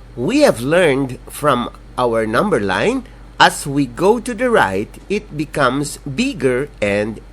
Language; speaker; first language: English; non-native, local second language; Filipino